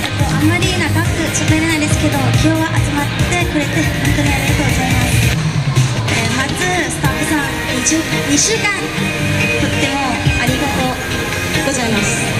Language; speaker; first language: Japanese; non-native, fluent; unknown